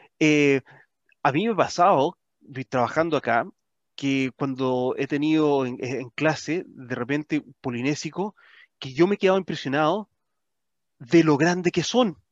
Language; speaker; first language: Spanish; early bilingual, heritage; Spanish